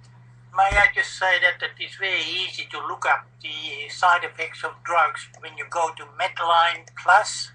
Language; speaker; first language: English; non-native, fluent; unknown